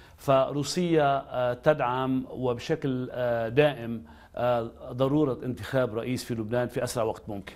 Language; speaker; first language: Arabic; native; Arabic